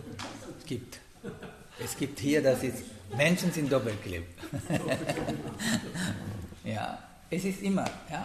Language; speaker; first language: German; non-native, learner; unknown